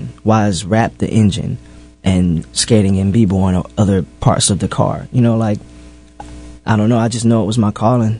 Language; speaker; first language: English; native; English